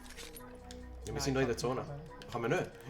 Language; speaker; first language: German; native; German